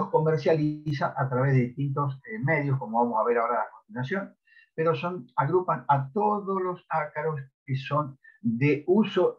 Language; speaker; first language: Spanish; native; Spanish